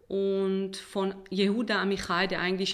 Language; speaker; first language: German; non-native, fluent; Hebrew